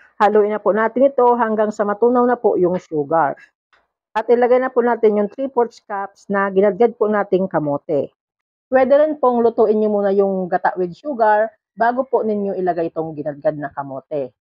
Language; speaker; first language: Filipino; non-native, local second language; Bikol